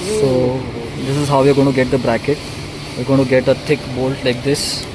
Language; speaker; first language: English; non-native, local second language; Hindi